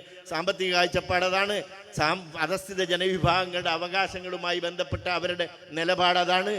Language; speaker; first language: Malayalam; native; Malayalam